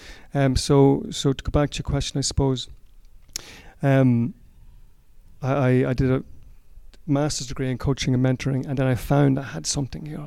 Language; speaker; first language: English; native; English